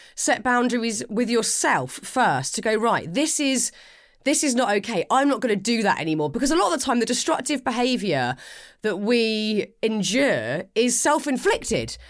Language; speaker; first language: English; native; English